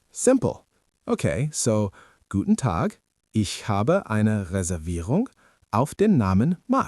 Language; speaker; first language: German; non-native, learner; English